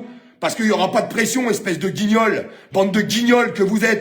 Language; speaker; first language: French; native; French